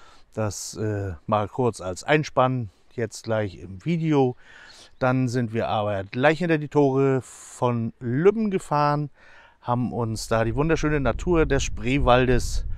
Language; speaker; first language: German; native; German